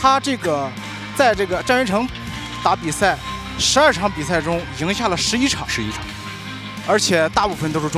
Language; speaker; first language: Chinese; native; Chinese